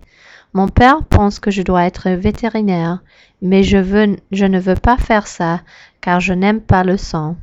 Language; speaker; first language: French; non-native, learner; English